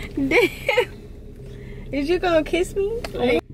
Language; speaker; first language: English; native; English